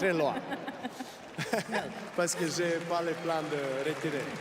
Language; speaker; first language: French; non-native, fluent; Serbian